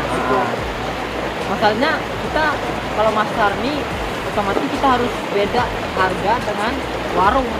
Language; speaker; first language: Indonesian; native; Indonesian